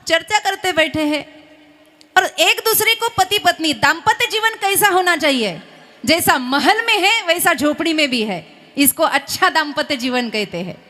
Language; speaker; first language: Hindi; non-native, local second language; Marathi